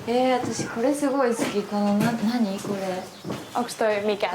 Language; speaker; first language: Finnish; non-native, learner; Japanese